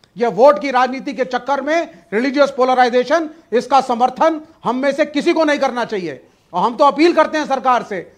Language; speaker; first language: Hindi; native; Hindi